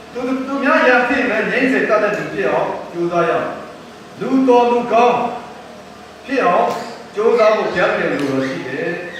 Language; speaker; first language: Burmese; non-native, local second language; Kachin